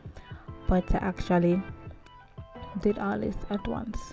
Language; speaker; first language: English; native; English